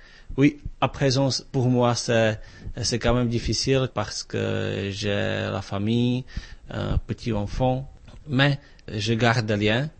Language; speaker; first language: French; non-native, fluent; Czech